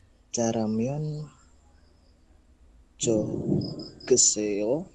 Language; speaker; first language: Korean; non-native, learner; Indonesian